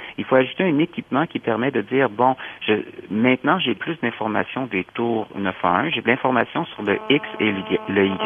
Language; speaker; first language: French; native; French